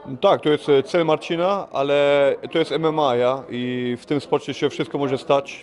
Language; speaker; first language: Polish; early bilingual, heritage; Polish